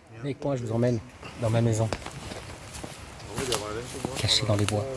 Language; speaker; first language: French; native; French